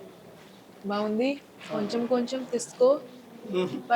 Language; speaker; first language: Telugu; non-native, learner; Hindi